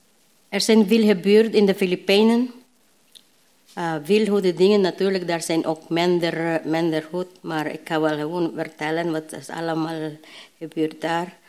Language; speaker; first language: Dutch; non-native, learner; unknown